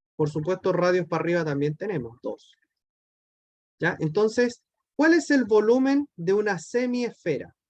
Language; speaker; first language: Spanish; native; Spanish